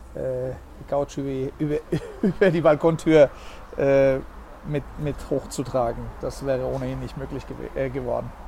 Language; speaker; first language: German; non-native, fluent; Spanish